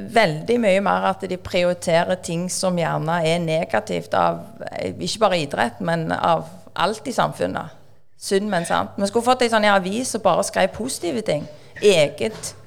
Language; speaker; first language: Norwegian; native; Norwegian